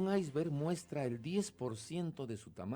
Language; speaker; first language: Spanish; native; Spanish